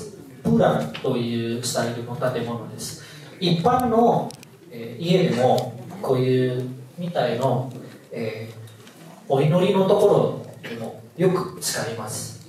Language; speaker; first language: Japanese; non-native, fluent; Indonesian